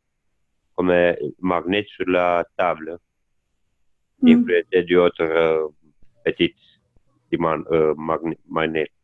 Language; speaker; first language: French; non-native, learner; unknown